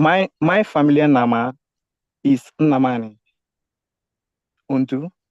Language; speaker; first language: German; non-native, learner; Igbo